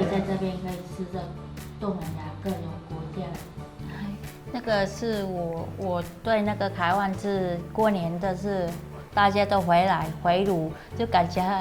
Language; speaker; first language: Chinese; non-native, learner; Vietnamese